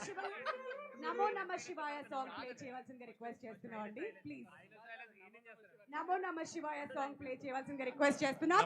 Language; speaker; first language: Telugu; native; Telugu